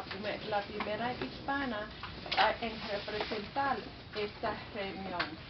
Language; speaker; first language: Spanish; early bilingual, heritage; Spanish